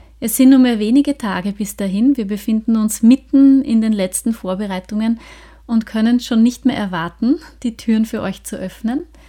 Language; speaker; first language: German; native; German